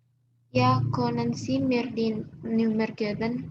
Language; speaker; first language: German; non-native, learner; Indonesian